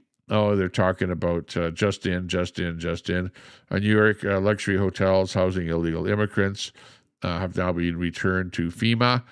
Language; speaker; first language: English; native; English